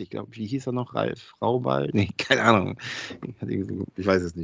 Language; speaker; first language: German; native; German